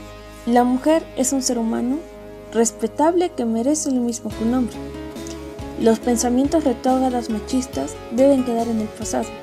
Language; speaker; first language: Spanish; native; Spanish